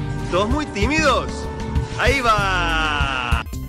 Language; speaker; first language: Spanish; early bilingual, heritage; Spanish